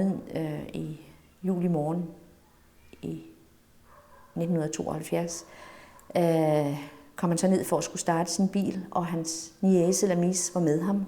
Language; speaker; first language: Danish; native; Danish